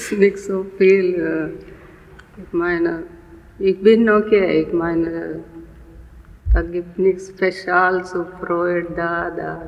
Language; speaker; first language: German; non-native, learner; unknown